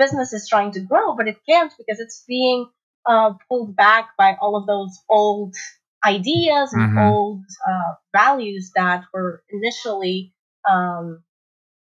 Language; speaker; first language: English; non-native, fluent; Portuguese